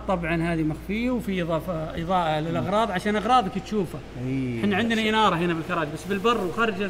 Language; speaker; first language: Arabic; native; Arabic